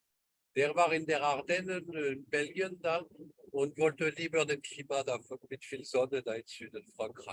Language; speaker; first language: German; non-native, fluent; French